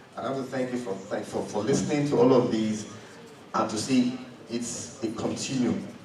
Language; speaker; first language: English; non-native, local second language; Yoruba